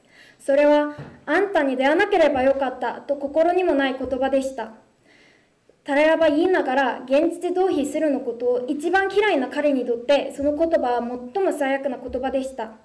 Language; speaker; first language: Japanese; non-native, fluent; Korean